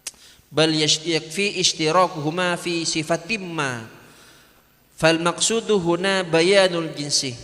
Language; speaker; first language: Arabic; non-native, fluent; Madurese